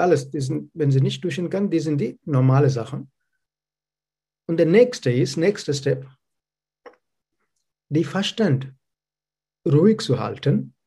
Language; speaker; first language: German; non-native, learner; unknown